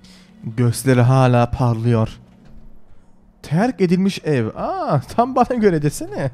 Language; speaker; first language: Turkish; early bilingual, heritage; Turkish